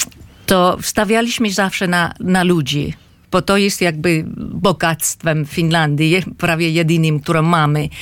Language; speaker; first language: Polish; non-native, fluent; Finnish